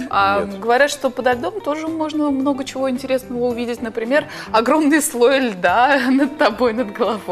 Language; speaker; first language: Russian; native; Russian